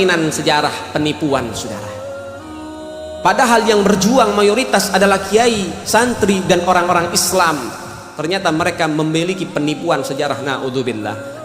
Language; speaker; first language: Indonesian; native; Indonesian